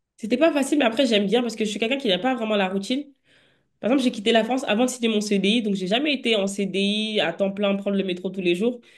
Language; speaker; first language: French; native; French